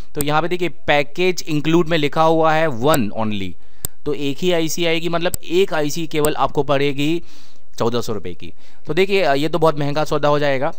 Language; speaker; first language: Hindi; native; Hindi